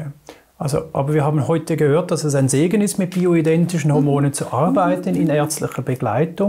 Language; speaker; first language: German; native; German